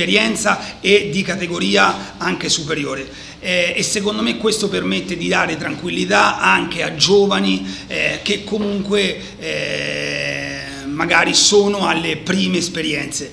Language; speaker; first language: Italian; native; Italian